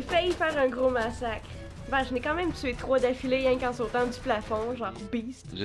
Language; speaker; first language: French; native; French